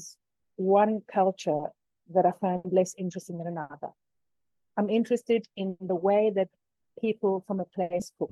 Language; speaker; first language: English; native; English